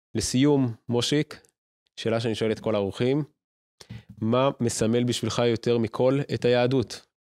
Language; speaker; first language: Hebrew; native; Hebrew